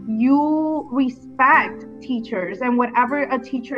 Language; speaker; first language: English; native; English